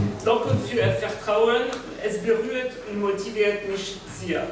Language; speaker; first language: German; non-native, fluent; French